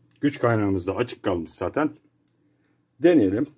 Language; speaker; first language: Turkish; native; Turkish